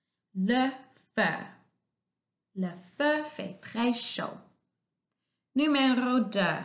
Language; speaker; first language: French; non-native, fluent; English